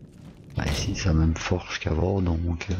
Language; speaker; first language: French; native; French